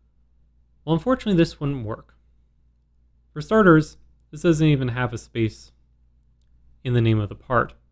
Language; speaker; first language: English; native; English